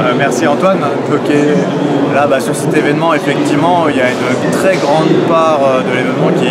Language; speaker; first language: French; native; French